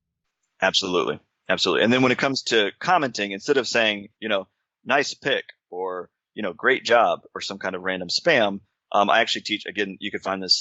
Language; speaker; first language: English; native; English